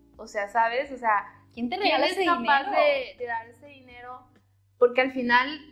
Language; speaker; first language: Spanish; native; Spanish